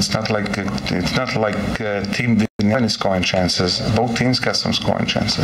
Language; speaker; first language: English; non-native, fluent; French